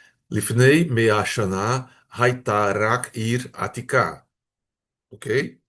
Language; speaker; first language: Hebrew; non-native, fluent; Portuguese